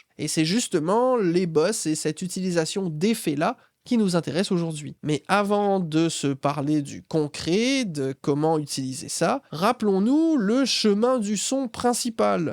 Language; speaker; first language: French; native; French